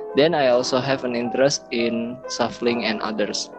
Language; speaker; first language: English; non-native, learner; Indonesian